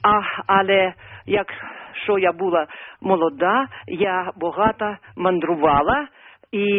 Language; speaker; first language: Ukrainian; non-native, learner; Russian